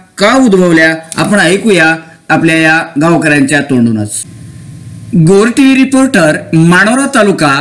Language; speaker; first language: Marathi; non-native, local second language; Lambadi